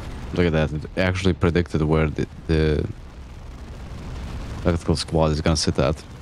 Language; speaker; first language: English; native; English